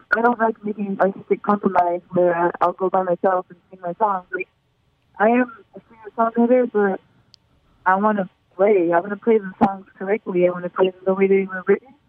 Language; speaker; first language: English; early bilingual, other home language; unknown